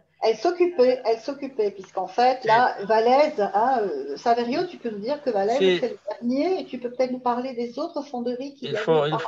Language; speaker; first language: French; native; French